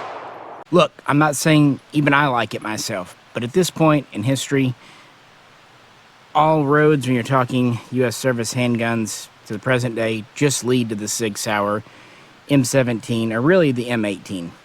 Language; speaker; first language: English; native; English